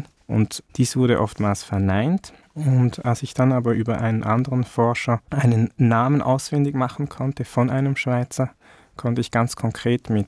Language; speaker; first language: German; early bilingual, other home language; Vietnamese